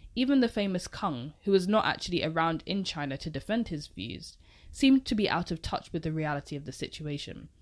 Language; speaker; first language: English; native; English